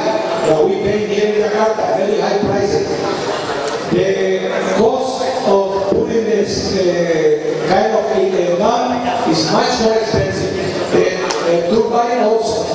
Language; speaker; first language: English; non-native, fluent; Spanish